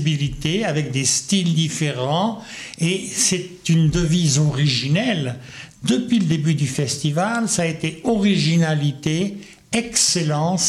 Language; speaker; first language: French; native; French